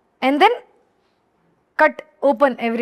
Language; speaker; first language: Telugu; non-native, learner; Hindi